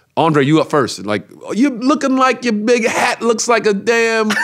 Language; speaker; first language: English; native; English